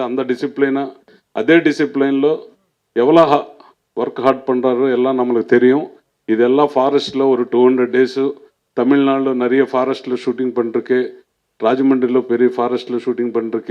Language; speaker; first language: Tamil; non-native, learner; Telugu